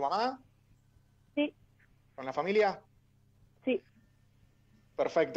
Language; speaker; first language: Spanish; native; Spanish